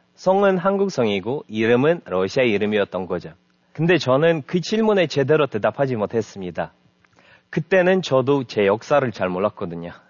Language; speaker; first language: Korean; non-native, fluent; Russian